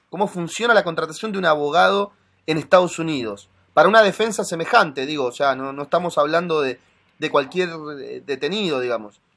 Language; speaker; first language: Spanish; native; Spanish